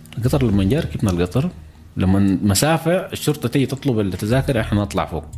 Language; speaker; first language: Arabic; native; Arabic